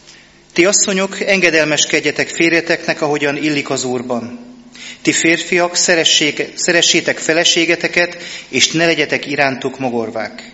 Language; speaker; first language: Hungarian; native; Hungarian